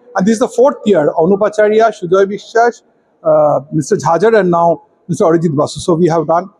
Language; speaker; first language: English; non-native, local second language; Bangla